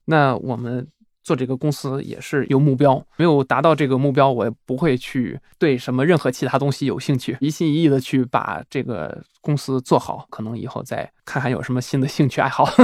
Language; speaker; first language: Chinese; non-native, fluent; Swiss German